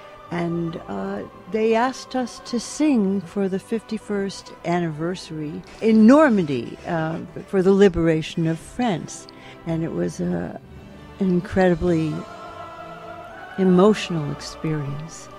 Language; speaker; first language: English; native; English